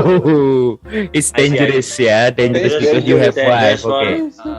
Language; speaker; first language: English; non-native, learner; Indonesian